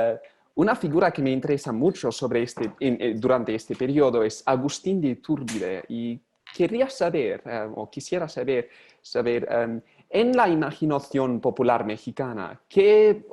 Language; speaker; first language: Spanish; non-native, fluent; English